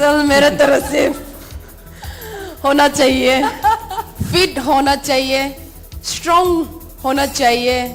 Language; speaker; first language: Hindi; non-native, local second language; Manipuri